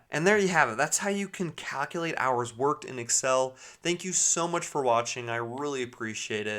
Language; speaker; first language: English; native; English